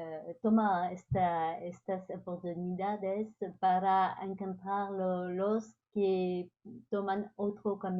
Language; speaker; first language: Spanish; non-native, learner; French